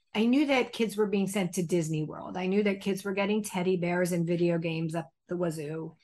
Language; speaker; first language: English; native; English